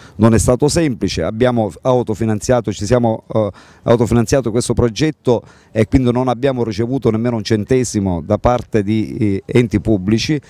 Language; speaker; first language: Italian; native; Italian